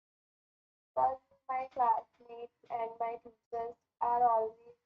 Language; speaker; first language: English; non-native, learner; Hindi